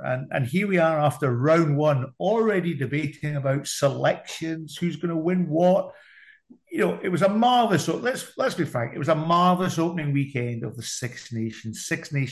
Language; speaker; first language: English; native; English